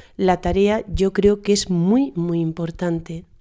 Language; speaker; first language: Spanish; native; Spanish